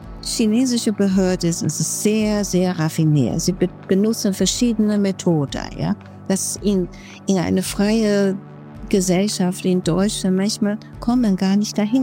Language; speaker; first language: German; non-native, fluent; Chinese